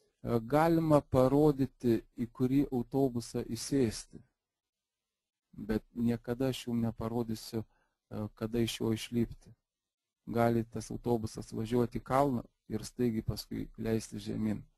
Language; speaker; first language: Lithuanian; native; Lithuanian